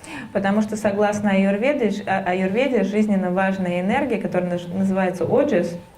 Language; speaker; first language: Russian; native; Russian